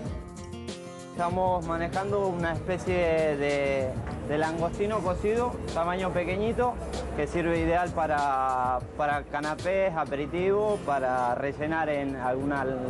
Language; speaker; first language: Spanish; native; Spanish